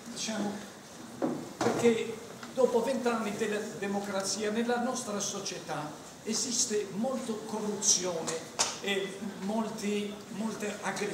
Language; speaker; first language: Italian; non-native, fluent; Albanian